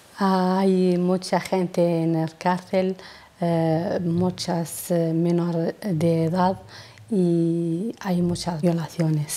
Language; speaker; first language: Spanish; non-native, learner; Arabic